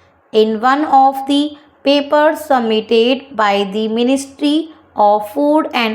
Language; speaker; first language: English; non-native, local second language; Hindi